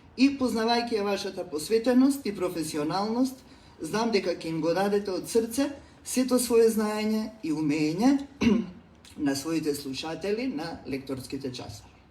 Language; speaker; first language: Macedonian; native; Macedonian